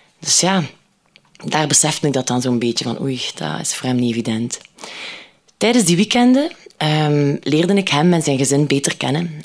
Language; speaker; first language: Dutch; native; Dutch